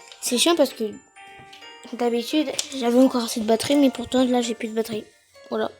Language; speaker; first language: French; native; French